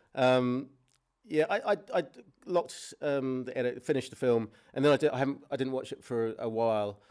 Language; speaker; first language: English; native; English